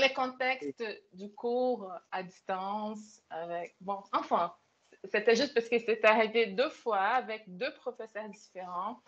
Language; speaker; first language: French; non-native, fluent; Portuguese